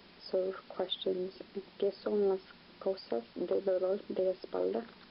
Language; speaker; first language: Spanish; non-native, learner; English